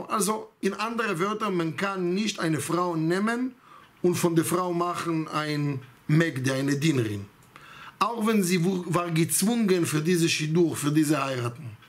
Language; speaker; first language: German; non-native, fluent; Hebrew